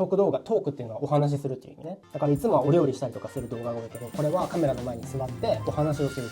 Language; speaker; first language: Japanese; native; Japanese